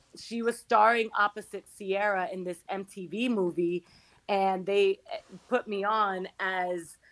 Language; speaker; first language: English; early bilingual, other home language; Spanish